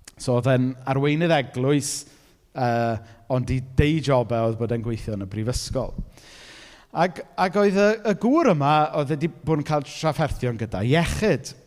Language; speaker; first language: Welsh; native; Welsh